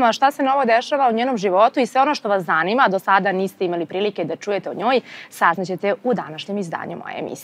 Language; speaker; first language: Serbian; native; Serbian